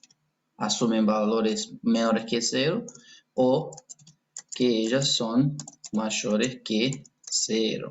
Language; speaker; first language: Spanish; non-native, fluent; Portuguese